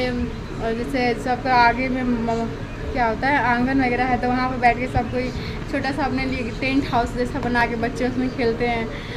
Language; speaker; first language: Hindi; native; Hindi